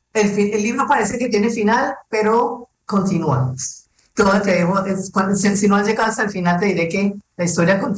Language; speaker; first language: Spanish; native; Spanish